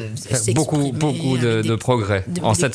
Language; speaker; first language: French; native; French